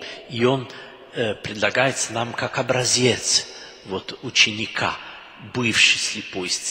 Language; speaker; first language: Russian; non-native, fluent; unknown